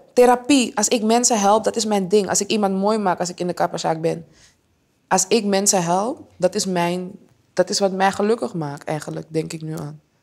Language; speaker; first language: Dutch; early bilingual, other home language; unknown